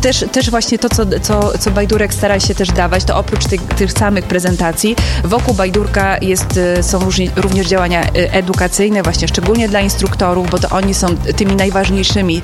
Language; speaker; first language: Polish; native; Polish